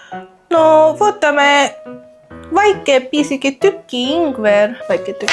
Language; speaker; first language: Estonian; non-native, learner; Chinese